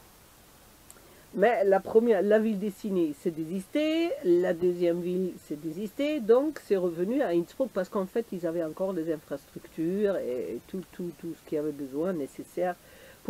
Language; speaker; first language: French; native; French